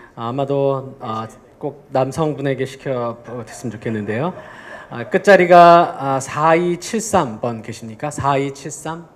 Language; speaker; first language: Korean; native; Korean